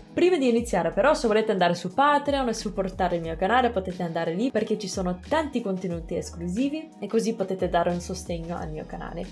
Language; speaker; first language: Italian; non-native, fluent; English